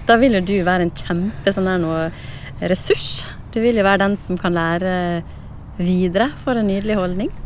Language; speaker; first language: Norwegian; native; Norwegian